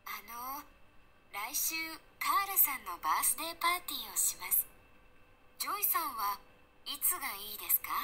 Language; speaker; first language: Japanese; non-native, fluent; Malay